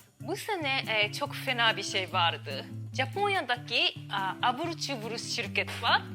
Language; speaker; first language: Turkish; non-native, learner; Japanese